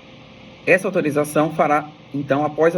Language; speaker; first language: Portuguese; native; Portuguese